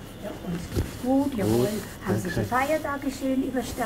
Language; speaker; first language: German; native; German